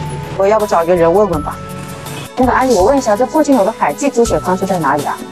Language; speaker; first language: Chinese; native; Chinese